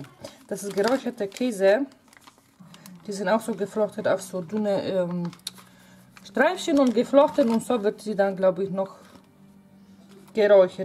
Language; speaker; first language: German; non-native, fluent; Polish